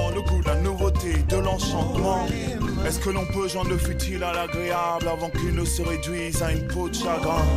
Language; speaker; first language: French; native; French